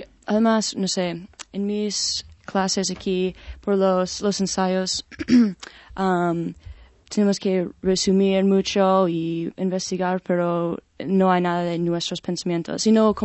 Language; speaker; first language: Spanish; non-native, fluent; English